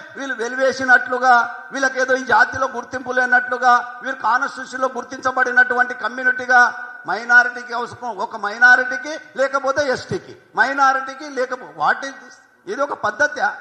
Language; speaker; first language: Telugu; non-native, local second language; Lambadi